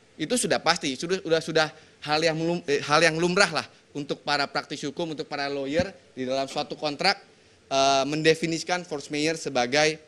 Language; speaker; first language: Indonesian; native; Indonesian